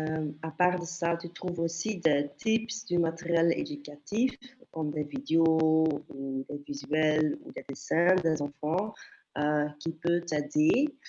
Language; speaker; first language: French; non-native, local second language; Dutch